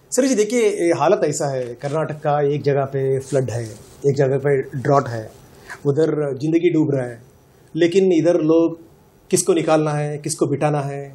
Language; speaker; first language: Hindi; non-native, local second language; Kannada